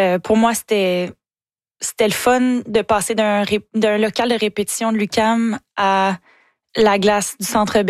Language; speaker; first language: French; native; French